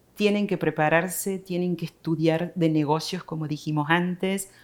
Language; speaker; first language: Spanish; native; Spanish